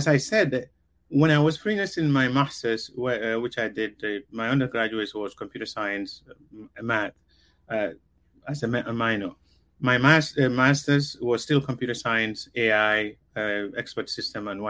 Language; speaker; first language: English; non-native, local second language; Mandingo